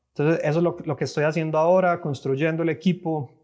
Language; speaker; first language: Spanish; native; Spanish